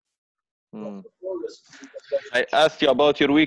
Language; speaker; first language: English; non-native, fluent; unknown